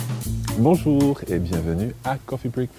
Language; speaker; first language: French; non-native, fluent; English